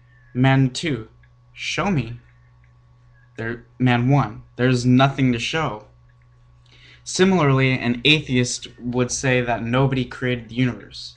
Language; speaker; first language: English; native; English